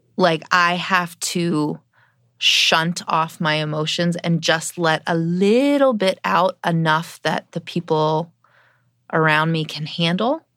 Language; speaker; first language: English; native; English